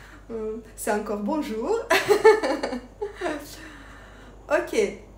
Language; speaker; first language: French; non-native, learner; Russian